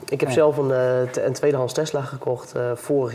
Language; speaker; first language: Dutch; native; Dutch